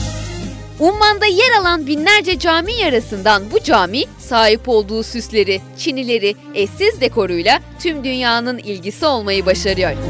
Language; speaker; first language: Turkish; native; Turkish